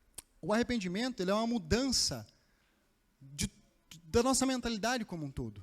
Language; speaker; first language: Portuguese; native; Portuguese